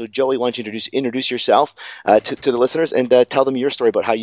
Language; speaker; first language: English; native; English